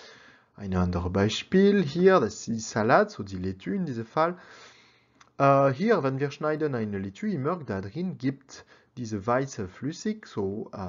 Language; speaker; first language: German; non-native, learner; French